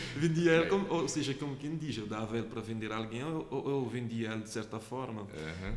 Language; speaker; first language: Portuguese; non-native, local second language; Kabuverdianu